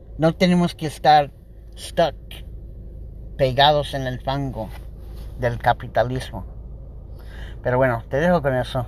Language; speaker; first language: Spanish; non-native, learner; English